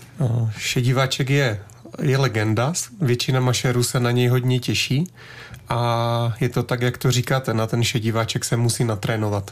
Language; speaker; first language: Czech; native; Czech